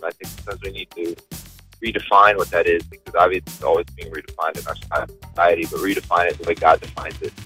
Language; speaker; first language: English; native; English